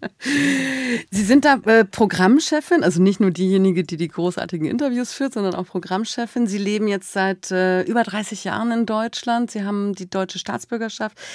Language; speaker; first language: German; native; German